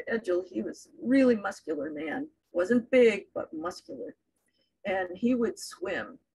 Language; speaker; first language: English; native; English